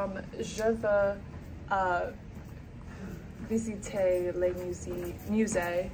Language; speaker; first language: French; non-native, learner; English